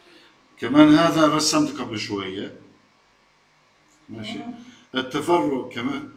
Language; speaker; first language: Arabic; non-native, fluent; Turkish